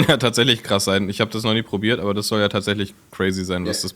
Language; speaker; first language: German; native; German